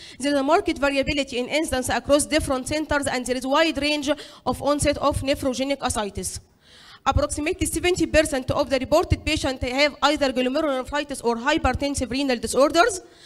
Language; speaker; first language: English; non-native, fluent; Arabic